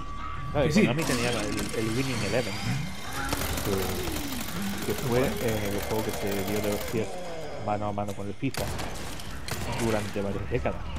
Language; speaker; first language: Spanish; native; Spanish